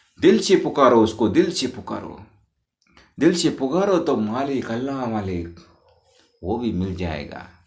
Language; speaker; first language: Hindi; non-native, local second language; Marathi